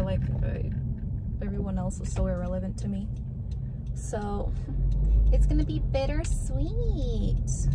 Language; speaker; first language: English; early bilingual, other home language; Spanish